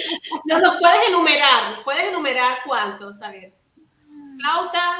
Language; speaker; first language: Spanish; native; Spanish